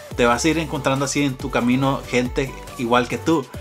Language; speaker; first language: Spanish; early bilingual, heritage; Spanish